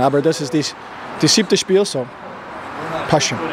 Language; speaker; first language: German; non-native, learner; English